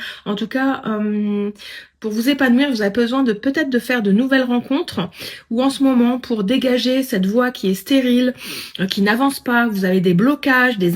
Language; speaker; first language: French; native; French